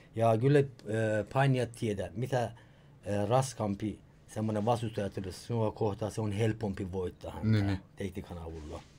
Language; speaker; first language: Finnish; non-native, fluent; Persian